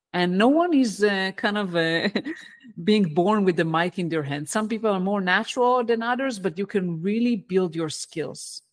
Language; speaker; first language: English; non-native, fluent; Hebrew